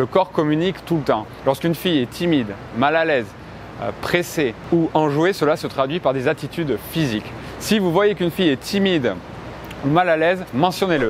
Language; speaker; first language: French; native; French